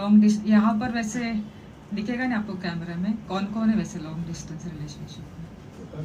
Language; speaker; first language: Hindi; non-native, local second language; Marathi